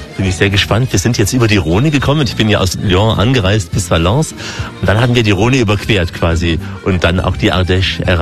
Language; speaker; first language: German; native; German